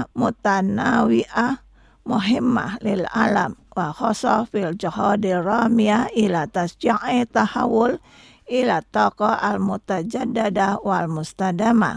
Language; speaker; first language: Arabic; non-native, fluent; Indonesian